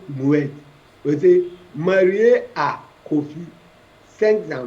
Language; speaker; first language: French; non-native, fluent; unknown